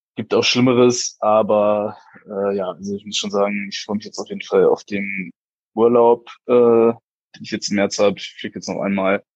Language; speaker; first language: German; native; German